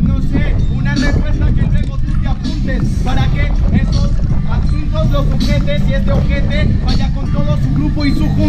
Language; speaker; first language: Spanish; native; Spanish